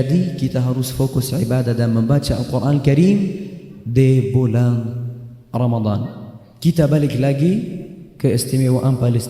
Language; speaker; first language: Indonesian; non-native, fluent; Arabic